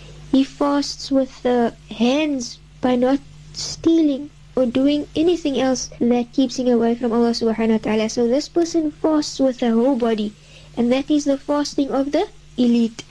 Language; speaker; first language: English; native; English